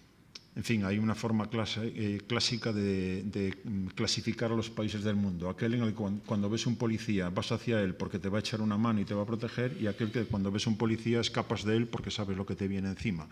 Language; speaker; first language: Spanish; native; Spanish